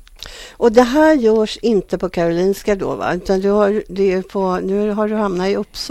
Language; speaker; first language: Swedish; native; Swedish